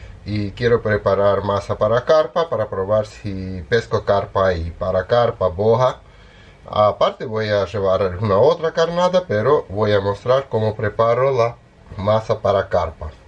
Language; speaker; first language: Spanish; non-native, fluent; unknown